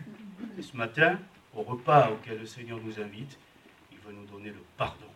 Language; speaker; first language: French; native; French